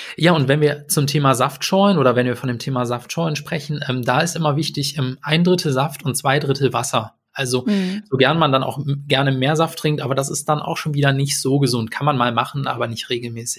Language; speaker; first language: German; native; German